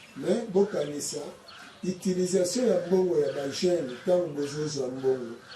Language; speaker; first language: Lingala; non-native, local second language; Kongo